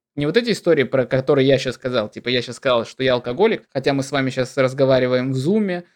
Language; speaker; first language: Russian; native; Russian